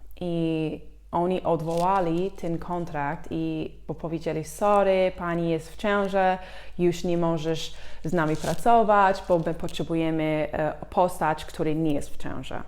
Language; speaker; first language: Polish; non-native, fluent; English